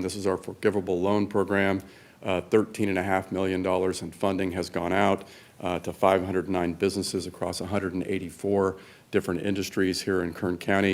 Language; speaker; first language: English; native; English